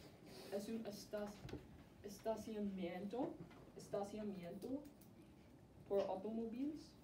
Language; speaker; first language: Spanish; non-native, learner; English